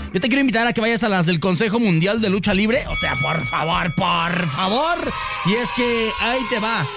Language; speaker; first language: Spanish; native; Spanish